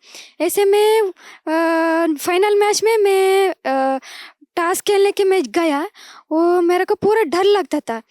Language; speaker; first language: Hindi; non-native, local second language; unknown